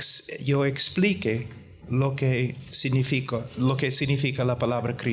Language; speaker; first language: Spanish; non-native, fluent; English